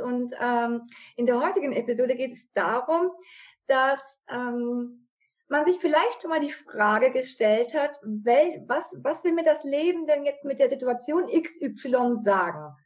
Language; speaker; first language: German; native; German